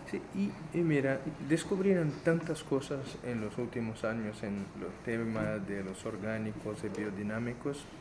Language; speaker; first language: Spanish; non-native, fluent; Portuguese